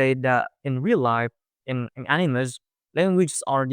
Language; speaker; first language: English; non-native, fluent; Indonesian